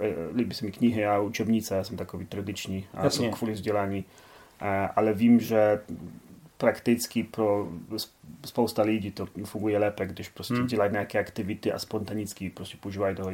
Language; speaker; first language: Czech; non-native, learner; Polish